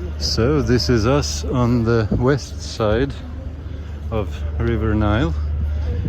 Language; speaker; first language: English; non-native, fluent; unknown